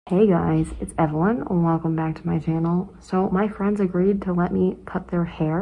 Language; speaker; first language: English; native; English